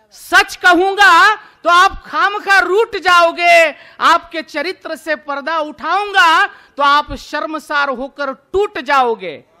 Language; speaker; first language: Hindi; non-native, local second language; Marathi